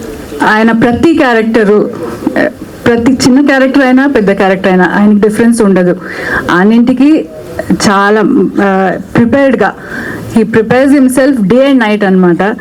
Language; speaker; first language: Telugu; non-native, local second language; Kannada